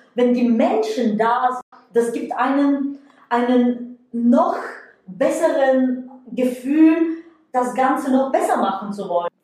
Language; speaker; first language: German; non-native, fluent; Bulgarian